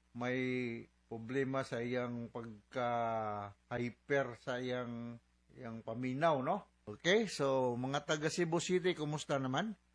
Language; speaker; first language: Cebuano; native; Cebuano